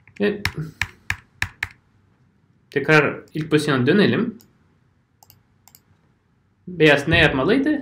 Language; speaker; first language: Turkish; non-native, fluent; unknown